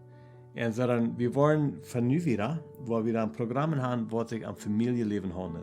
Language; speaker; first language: German; non-native, learner; Plautdietsch